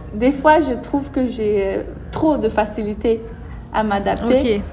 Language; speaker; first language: French; early bilingual, other home language; Portuguese